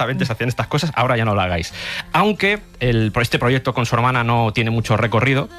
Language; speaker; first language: Spanish; native; Spanish